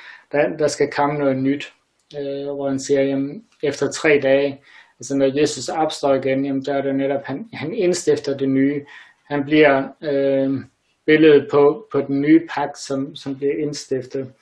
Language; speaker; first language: Danish; native; Danish